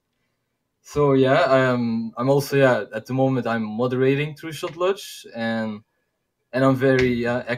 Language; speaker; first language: English; non-native, fluent; Dutch